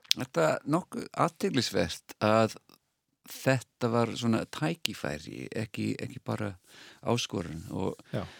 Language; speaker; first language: Icelandic; non-native, fluent; English